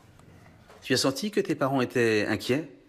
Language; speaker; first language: French; native; French